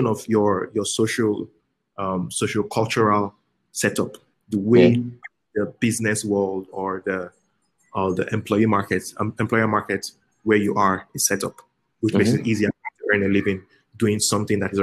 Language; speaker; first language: English; native; English